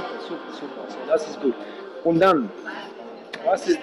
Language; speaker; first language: German; non-native, learner; English